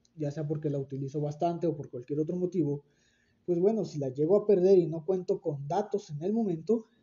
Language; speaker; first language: Spanish; native; Spanish